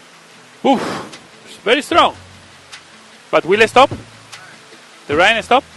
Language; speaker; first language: English; non-native, learner; Spanish